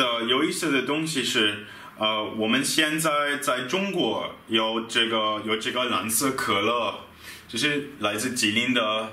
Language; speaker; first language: Chinese; non-native, fluent; German